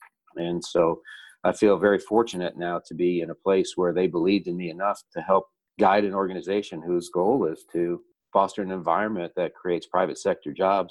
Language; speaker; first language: English; native; English